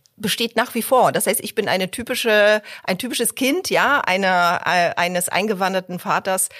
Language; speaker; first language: German; early bilingual, other home language; Polish